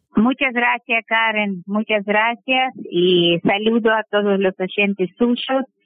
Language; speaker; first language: Spanish; non-native, fluent; Russian